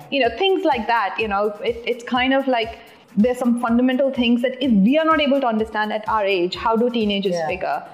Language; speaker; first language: English; non-native, local second language; Tamil